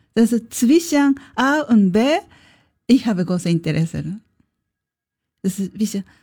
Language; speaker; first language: German; non-native, learner; Japanese